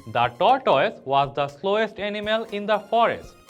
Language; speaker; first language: English; non-native, local second language; Bangla